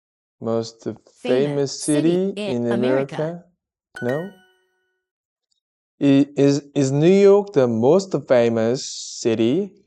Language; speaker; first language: English; non-native, learner; Korean